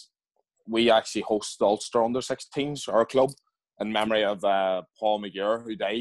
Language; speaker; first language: English; native; English